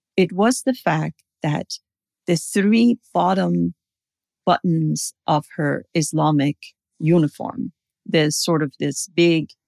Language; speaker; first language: English; non-native, fluent; Persian